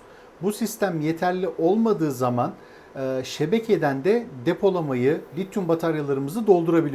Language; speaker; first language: Turkish; native; Turkish